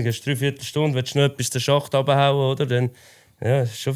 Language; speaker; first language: German; native; German